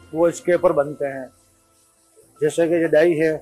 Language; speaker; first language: Hindi; non-native, local second language; Gujarati